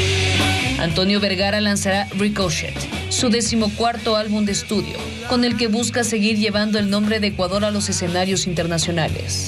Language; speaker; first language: Spanish; native; Spanish